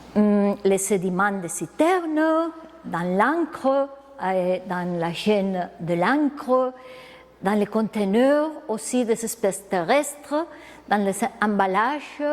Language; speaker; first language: French; non-native, fluent; Spanish